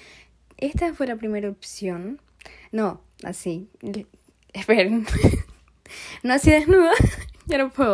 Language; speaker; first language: Spanish; non-native, fluent; Portuguese